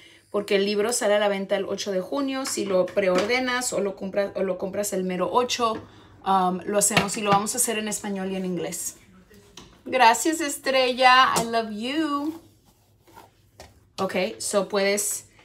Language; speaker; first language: Spanish; early bilingual, heritage; Spanish